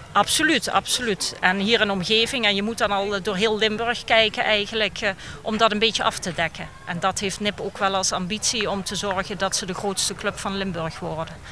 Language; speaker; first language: Dutch; native; Dutch